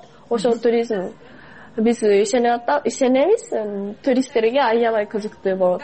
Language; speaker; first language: Kyrgyz; non-native, fluent; Japanese